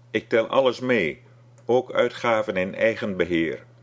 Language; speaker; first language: Dutch; non-native, local second language; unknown